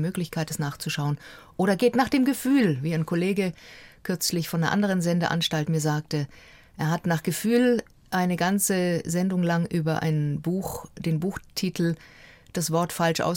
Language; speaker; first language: German; native; German